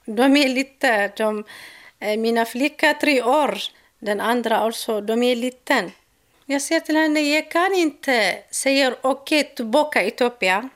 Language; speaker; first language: Swedish; non-native, learner; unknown